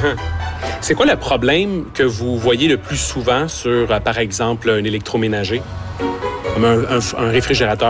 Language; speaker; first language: French; native; French